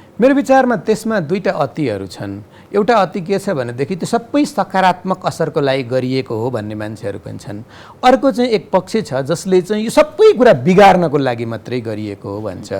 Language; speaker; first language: Nepali; native; Nepali